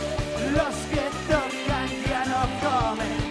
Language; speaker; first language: Spanish; native; Spanish